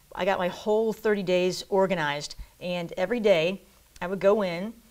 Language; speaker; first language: English; native; English